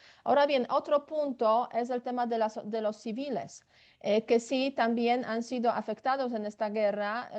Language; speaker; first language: Spanish; non-native, fluent; Polish